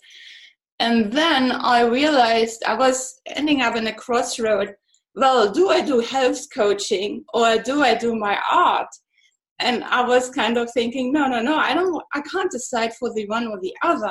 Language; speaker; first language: English; non-native, fluent; German